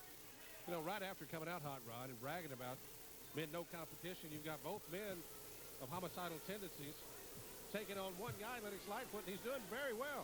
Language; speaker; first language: English; native; English